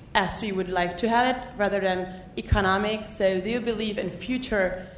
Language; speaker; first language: English; non-native, fluent; Czech